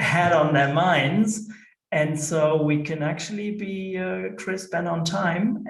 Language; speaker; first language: English; non-native, fluent; German